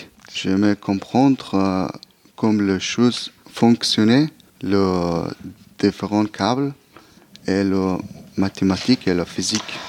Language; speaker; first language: French; non-native, learner; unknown